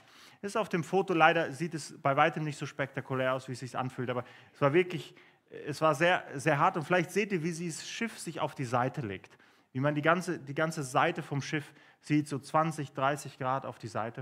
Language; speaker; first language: German; native; German